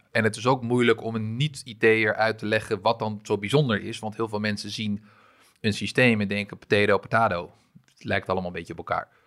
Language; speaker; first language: Dutch; early bilingual, other home language; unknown